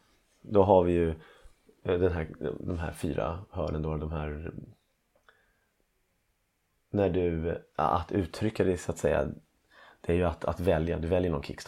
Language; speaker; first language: Swedish; native; Swedish